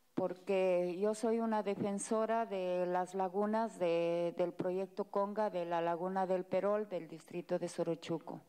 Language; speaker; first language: Spanish; native; Spanish